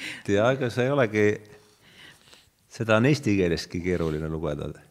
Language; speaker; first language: Estonian; native; Estonian